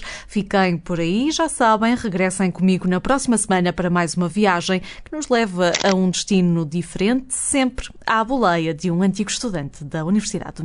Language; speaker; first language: Portuguese; native; Portuguese